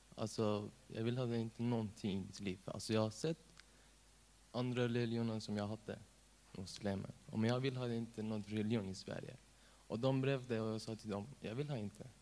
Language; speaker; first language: Swedish; non-native, learner; Persian